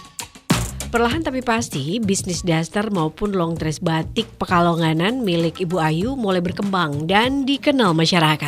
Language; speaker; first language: Indonesian; native; Indonesian